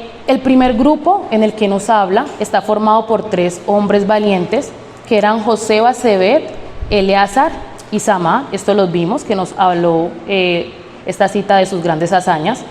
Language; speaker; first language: Spanish; native; Spanish